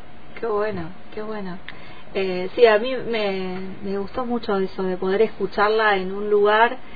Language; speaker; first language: Spanish; native; Spanish